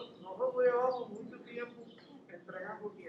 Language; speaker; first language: Spanish; native; Spanish